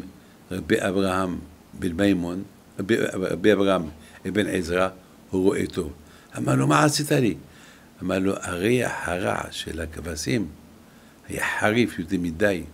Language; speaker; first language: Hebrew; non-native, fluent; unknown